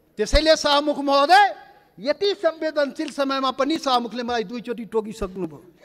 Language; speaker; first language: Nepali; non-native, local second language; Maithili